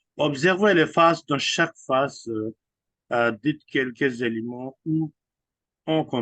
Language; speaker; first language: French; non-native, fluent; Hindi